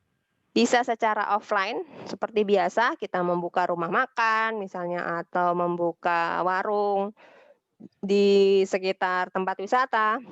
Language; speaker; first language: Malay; non-native, local second language; Javanese